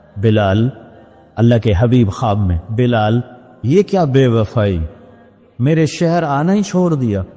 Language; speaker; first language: Urdu; non-native, local second language; Punjabi